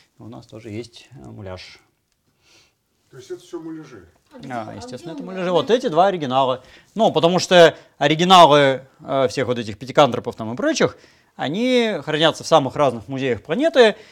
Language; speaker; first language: Russian; native; Russian